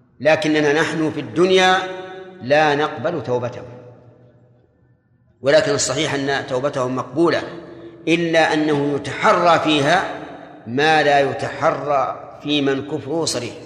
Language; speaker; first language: Arabic; native; Arabic